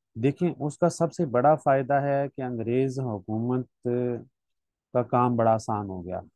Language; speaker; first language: Urdu; non-native, local second language; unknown